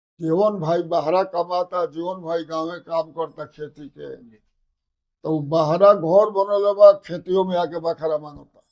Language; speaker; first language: Bhojpuri; native; Bhojpuri